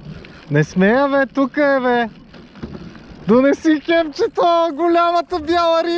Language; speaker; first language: Bulgarian; native; Bulgarian